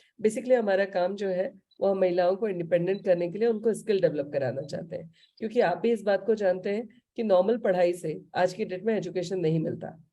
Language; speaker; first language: Hindi; native; Hindi